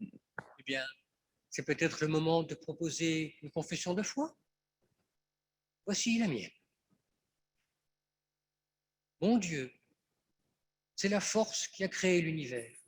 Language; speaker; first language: French; native; French